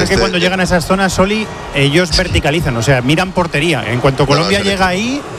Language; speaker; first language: Spanish; native; Spanish